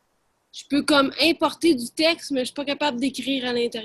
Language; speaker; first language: French; native; French